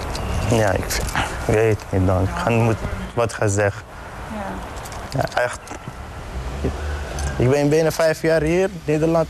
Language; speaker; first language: Dutch; non-native, learner; Arabic